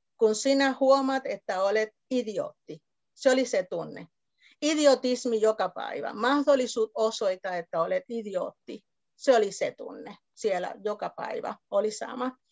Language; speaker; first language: Finnish; non-native, fluent; Spanish